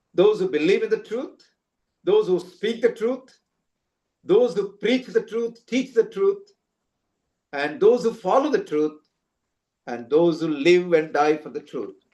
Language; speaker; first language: English; non-native, local second language; Telugu